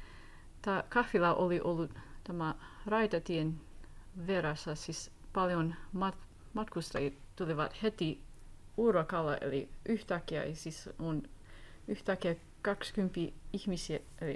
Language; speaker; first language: Finnish; non-native, learner; English